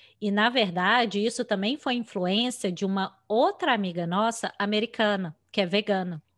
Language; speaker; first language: Portuguese; native; Portuguese